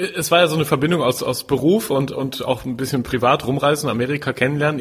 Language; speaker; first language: German; native; German